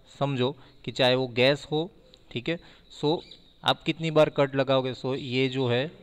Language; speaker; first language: Hindi; non-native, local second language; Gujarati